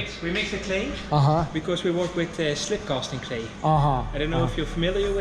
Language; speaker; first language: English; non-native, fluent; Dutch